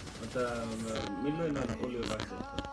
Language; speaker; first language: Finnish; non-native, learner; Bangla